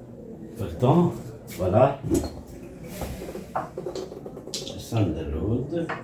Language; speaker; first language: French; non-native, local second language; Arabic